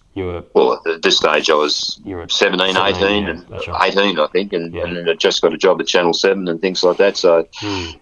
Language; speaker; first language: English; native; English